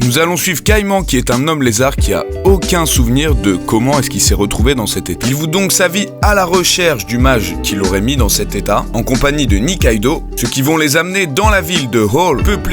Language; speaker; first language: French; native; French